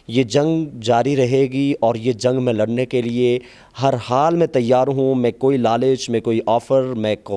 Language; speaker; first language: Urdu; non-native, local second language; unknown